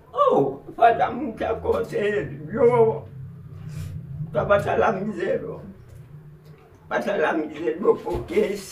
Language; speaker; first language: Spanish; non-native, learner; Haitian Creole